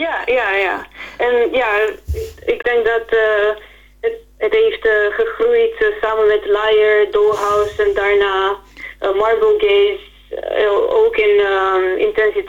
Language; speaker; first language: Dutch; non-native, fluent; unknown